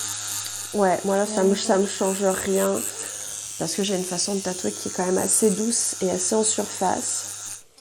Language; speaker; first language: French; native; French